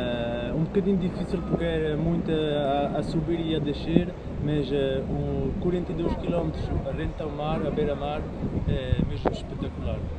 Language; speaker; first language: Portuguese; non-native, fluent; French